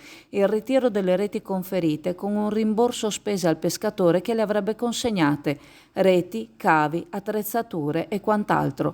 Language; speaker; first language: Italian; native; Italian